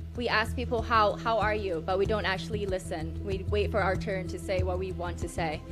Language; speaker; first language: English; non-native, fluent; Thai